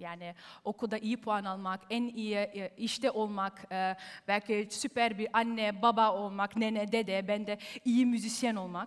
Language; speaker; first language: Turkish; early bilingual, heritage; Turkish